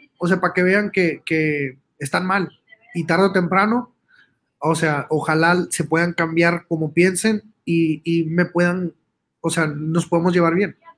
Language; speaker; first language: Spanish; early bilingual, heritage; Spanish